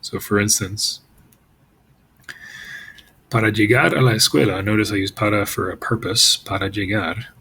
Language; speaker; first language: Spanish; non-native, fluent; English